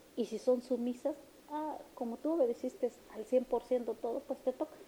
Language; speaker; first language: Spanish; non-native, local second language; Mixtepec Mixtec